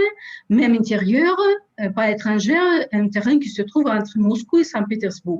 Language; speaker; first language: French; non-native, fluent; Russian